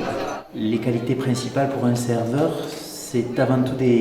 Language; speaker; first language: French; native; French